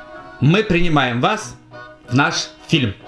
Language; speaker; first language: Russian; native; Russian